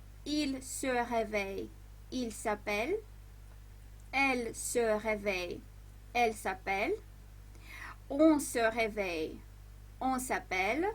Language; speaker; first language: French; non-native, fluent; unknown